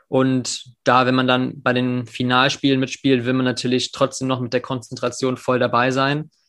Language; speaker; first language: German; early bilingual, other home language; English